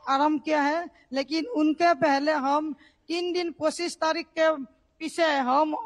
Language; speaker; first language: Hindi; non-native, local second language; Assamese